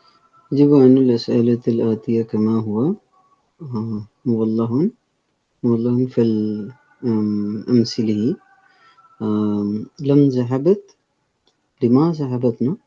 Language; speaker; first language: Arabic; non-native, learner; Urdu